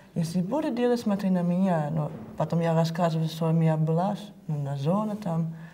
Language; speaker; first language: Russian; non-native, learner; Dutch